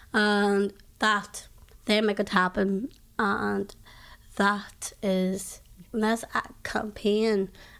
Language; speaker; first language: English; native; English